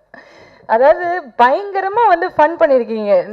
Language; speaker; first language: Tamil; native; Tamil